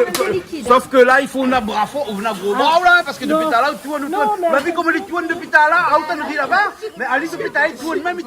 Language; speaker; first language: French; native; French